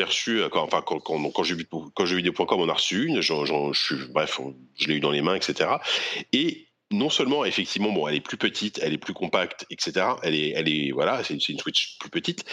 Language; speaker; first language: French; native; French